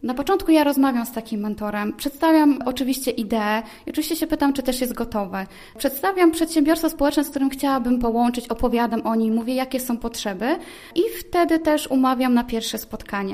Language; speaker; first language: Polish; native; Polish